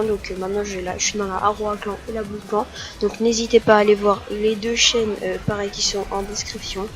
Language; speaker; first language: French; native; French